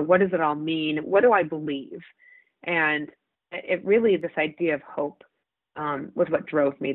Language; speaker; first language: English; native; English